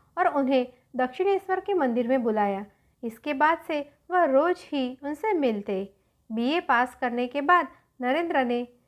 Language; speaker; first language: Hindi; non-native, local second language; Gujarati